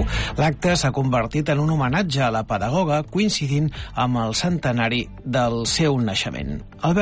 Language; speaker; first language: Catalan; native; Catalan